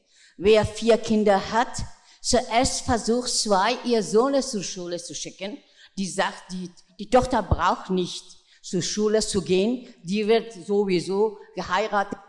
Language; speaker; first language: German; non-native, fluent; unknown